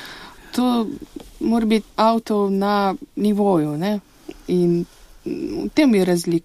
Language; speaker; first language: Slovenian; non-native, fluent; Russian